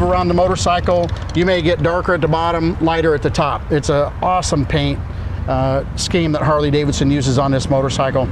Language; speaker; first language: English; native; English